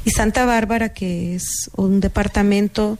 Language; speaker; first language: Italian; non-native, learner; Spanish